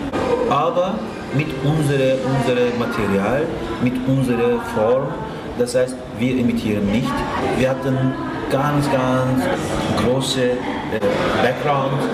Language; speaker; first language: German; non-native, learner; Turkish